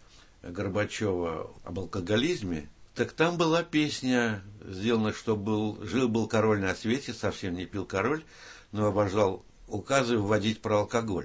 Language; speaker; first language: Russian; native; Russian